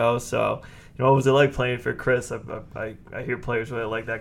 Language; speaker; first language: English; native; English